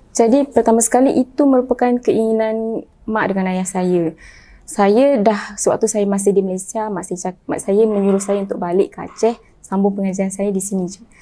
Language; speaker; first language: Malay; early bilingual, other home language; Achinese